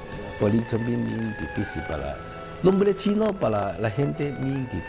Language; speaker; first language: Spanish; non-native, learner; Cantonese